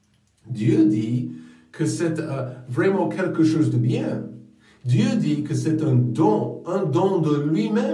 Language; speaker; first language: French; non-native, fluent; English